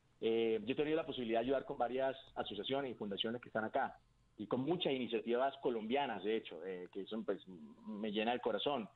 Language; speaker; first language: Spanish; native; Spanish